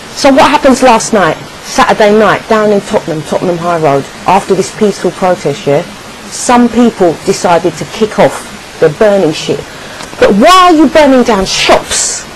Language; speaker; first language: English; native; English